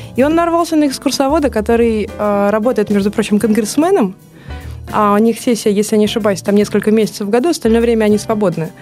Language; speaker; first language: Russian; native; Russian